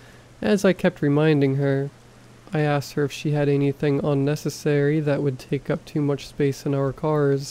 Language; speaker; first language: English; native; English